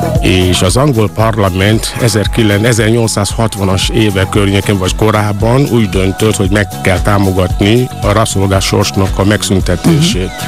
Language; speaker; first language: Hungarian; non-native, fluent; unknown